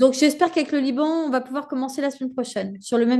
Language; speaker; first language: French; native; French